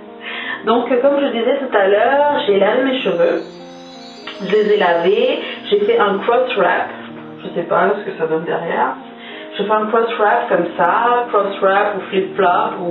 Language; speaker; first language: French; native; French